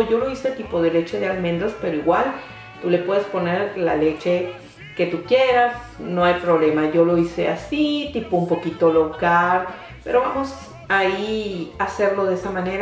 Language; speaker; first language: Spanish; native; Spanish